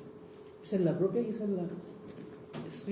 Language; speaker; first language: Spanish; native; Spanish